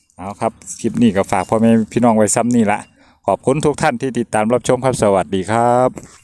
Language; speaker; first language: Thai; native; Thai